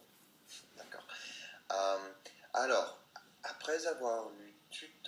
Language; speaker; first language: French; non-native, learner; English